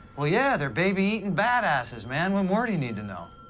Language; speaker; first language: English; native; English